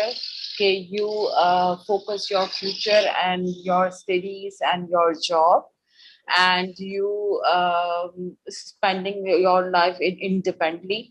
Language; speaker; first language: English; non-native, learner; Urdu